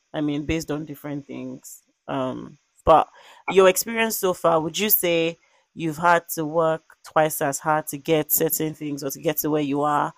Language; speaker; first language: English; non-native, local second language; Yoruba